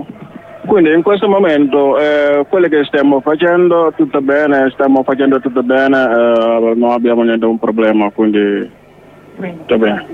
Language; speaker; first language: Italian; non-native, learner; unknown